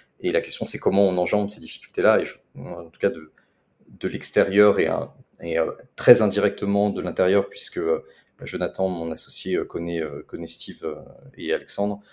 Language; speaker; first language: French; native; French